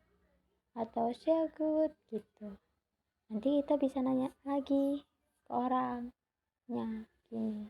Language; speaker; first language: Indonesian; native; Indonesian